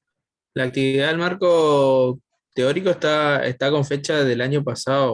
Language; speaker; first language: Spanish; native; Spanish